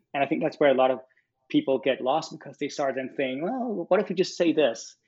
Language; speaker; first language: English; non-native, fluent; Danish